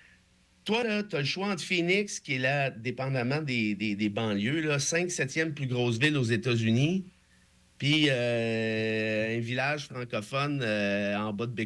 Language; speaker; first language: French; native; French